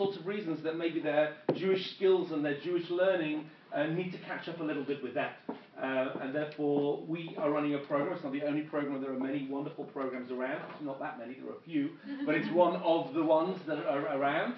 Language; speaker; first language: English; native; English